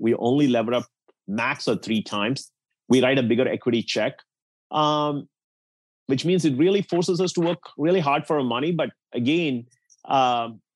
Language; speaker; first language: English; non-native, local second language; Tamil